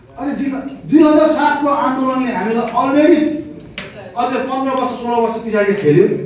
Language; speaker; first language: Nepali; native; Nepali